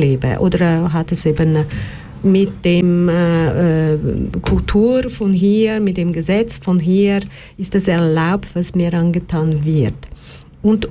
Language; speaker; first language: German; non-native, fluent; Portuguese